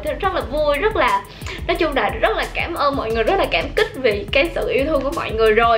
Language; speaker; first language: Vietnamese; native; Vietnamese